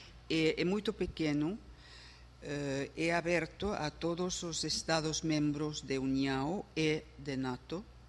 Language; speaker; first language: Portuguese; non-native, learner; Finnish